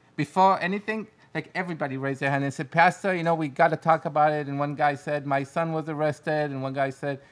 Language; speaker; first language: English; non-native, fluent; Hebrew